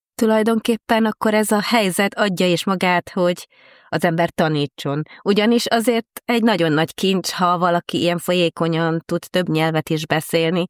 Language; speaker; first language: Hungarian; native; Hungarian